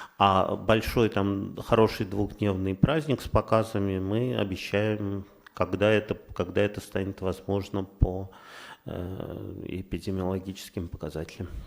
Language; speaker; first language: Russian; native; Russian